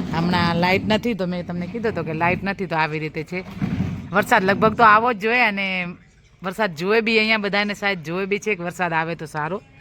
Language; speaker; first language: Gujarati; non-native, local second language; Kachhi